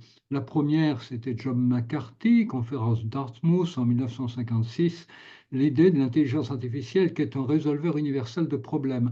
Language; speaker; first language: French; native; French